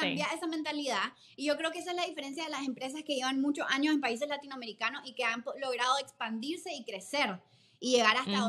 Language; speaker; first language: Spanish; native; Spanish